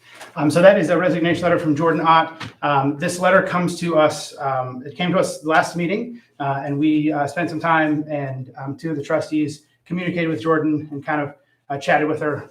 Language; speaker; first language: English; native; English